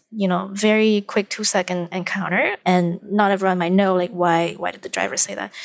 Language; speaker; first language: English; non-native, local second language; Chinese